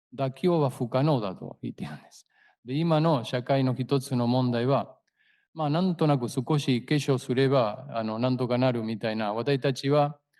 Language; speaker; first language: Japanese; non-native, fluent; Spanish